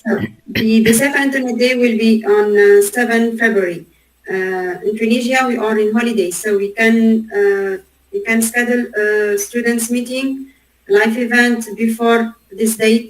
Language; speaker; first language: English; non-native, learner; Arabic